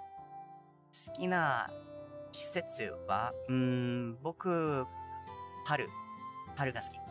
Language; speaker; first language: Japanese; non-native, learner; English